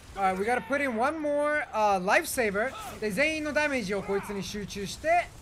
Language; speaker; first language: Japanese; non-native, fluent; English